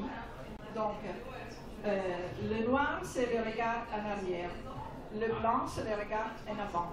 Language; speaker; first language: French; non-native, fluent; Italian